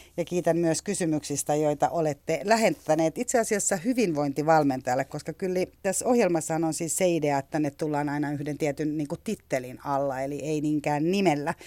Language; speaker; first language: Finnish; native; Finnish